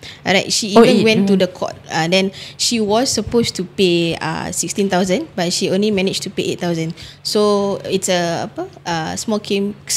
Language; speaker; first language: English; non-native, local second language; Malay